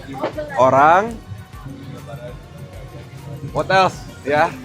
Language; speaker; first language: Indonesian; non-native, learner; Czech